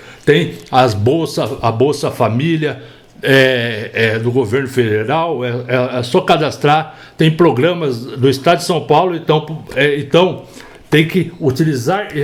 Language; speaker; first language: Portuguese; native; Portuguese